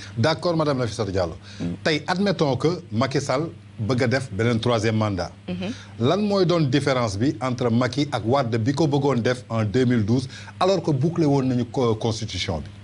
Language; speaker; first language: Wolof; native; Wolof